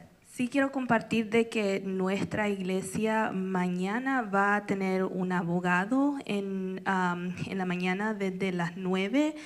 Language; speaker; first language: Spanish; early bilingual, other home language; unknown